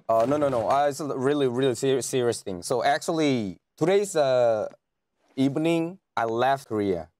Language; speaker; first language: English; non-native, learner; Korean